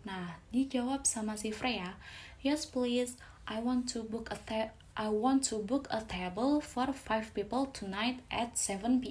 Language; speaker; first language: English; non-native, fluent; Indonesian